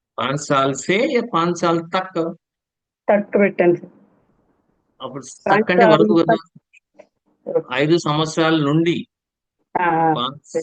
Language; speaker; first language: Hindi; non-native, local second language; Telugu